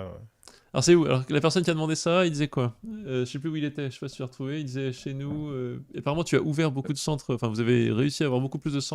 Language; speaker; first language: French; native; French